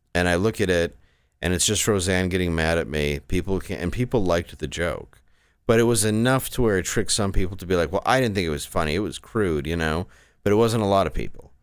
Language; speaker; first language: English; native; English